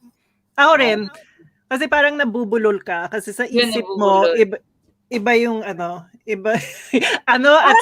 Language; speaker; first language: Filipino; early bilingual, heritage; Swedish